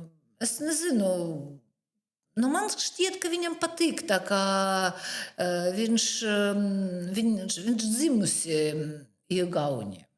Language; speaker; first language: Latvian; non-native, learner; Russian